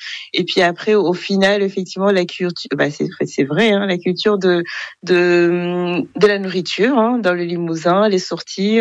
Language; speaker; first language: French; non-native, local second language; Kinyarwanda